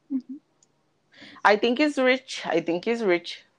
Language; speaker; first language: English; non-native, learner; Portuguese